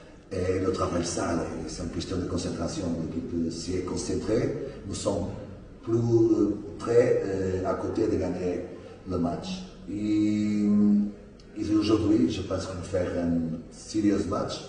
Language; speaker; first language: French; non-native, learner; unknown